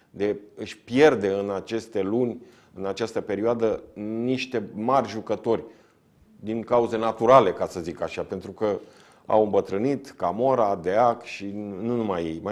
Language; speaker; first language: Romanian; native; Romanian